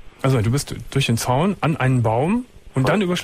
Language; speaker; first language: German; native; German